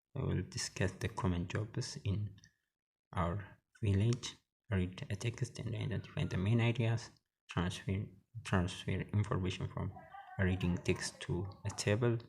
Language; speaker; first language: English; non-native, local second language; Amharic